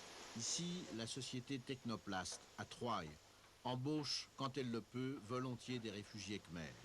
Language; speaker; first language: French; native; French